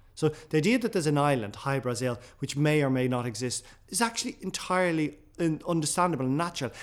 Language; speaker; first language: English; non-native, local second language; Irish